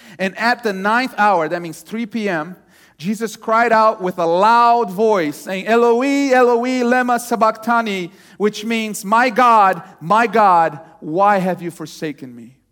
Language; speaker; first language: English; non-native, fluent; Portuguese